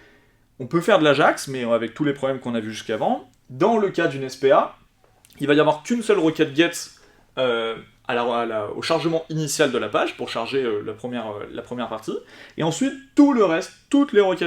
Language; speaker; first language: French; native; French